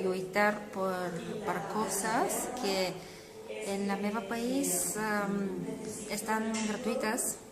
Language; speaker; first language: Catalan; non-native, local second language; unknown